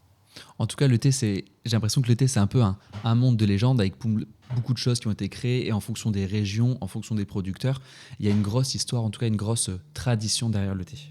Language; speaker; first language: French; native; French